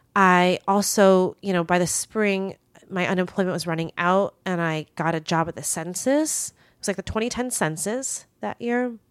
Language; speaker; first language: English; early bilingual, other home language; Chinese